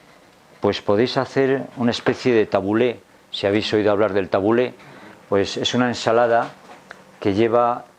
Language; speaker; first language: Spanish; native; Spanish